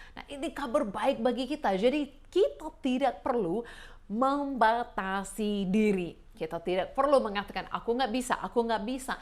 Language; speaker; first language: Indonesian; non-native, fluent; English